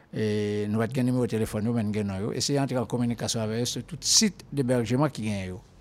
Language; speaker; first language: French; non-native, local second language; Haitian Creole